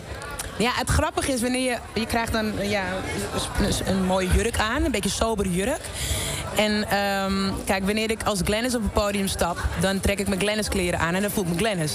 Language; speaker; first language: Dutch; native; Dutch